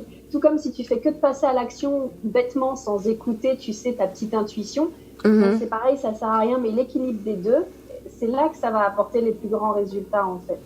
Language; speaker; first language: French; native; French